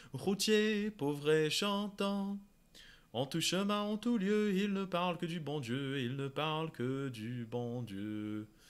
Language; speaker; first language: French; non-native, fluent; English